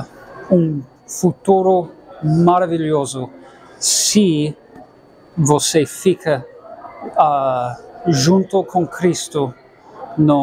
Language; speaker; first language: Portuguese; non-native, fluent; English